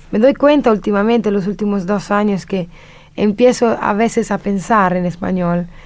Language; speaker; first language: Spanish; non-native, fluent; Italian